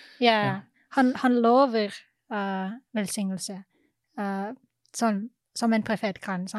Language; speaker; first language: Norwegian; non-native, fluent; English